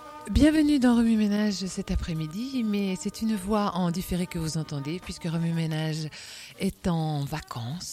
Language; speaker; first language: French; native; French